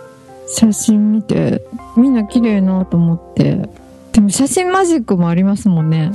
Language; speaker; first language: Japanese; native; Japanese